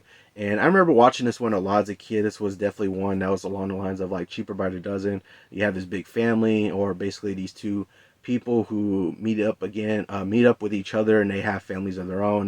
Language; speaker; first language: English; native; English